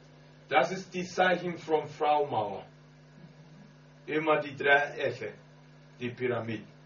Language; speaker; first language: German; non-native, learner; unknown